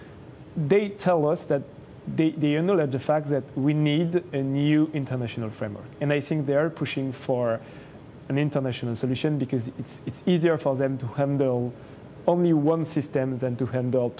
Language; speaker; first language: English; non-native, fluent; French